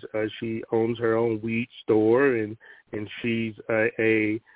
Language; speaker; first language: English; native; English